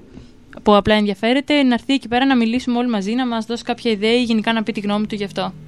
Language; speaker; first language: Greek; native; Greek